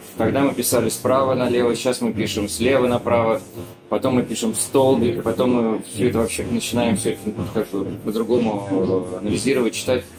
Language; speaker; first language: Russian; native; Russian